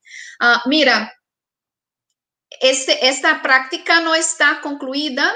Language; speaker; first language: Spanish; non-native, fluent; Portuguese